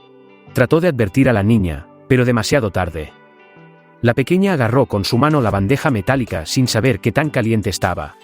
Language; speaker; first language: Spanish; native; Spanish